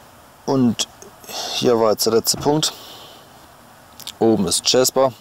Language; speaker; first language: German; native; German